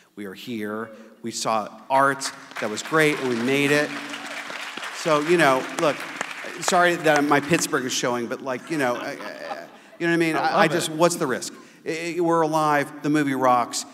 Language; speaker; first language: English; native; English